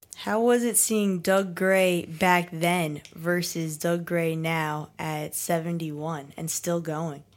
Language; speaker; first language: English; native; English